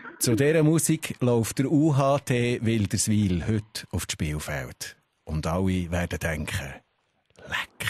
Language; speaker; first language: German; native; German